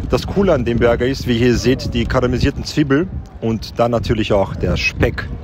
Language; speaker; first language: German; early bilingual, other home language; Bosnian